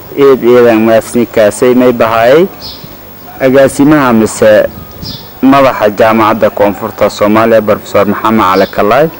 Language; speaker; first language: Somali; non-native, local second language; Maay